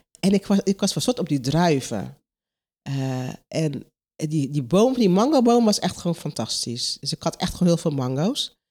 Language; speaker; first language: Dutch; non-native, local second language; Papiamento